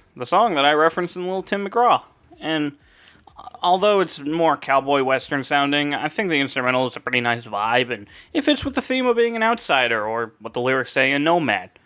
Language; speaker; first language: English; native; English